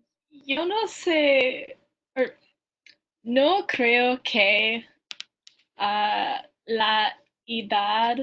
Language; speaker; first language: Spanish; non-native, learner; English